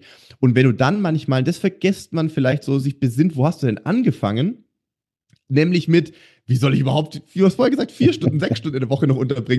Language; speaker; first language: German; native; German